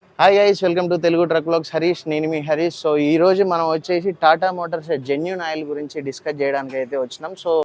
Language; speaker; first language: Telugu; native; Telugu